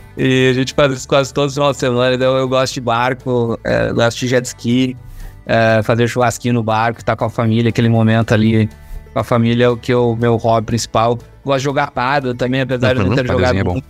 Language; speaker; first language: Portuguese; native; Portuguese